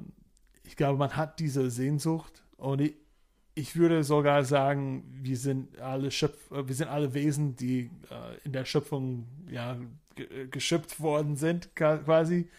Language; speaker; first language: German; non-native, fluent; English